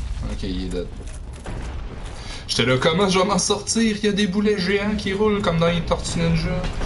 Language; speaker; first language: French; native; French